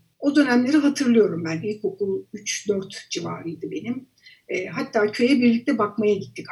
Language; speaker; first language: Turkish; native; Turkish